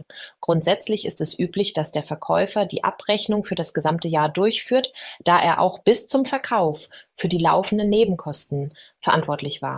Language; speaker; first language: German; native; German